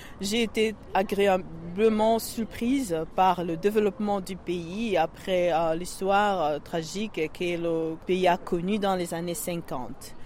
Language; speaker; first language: French; non-native, local second language; Kinyarwanda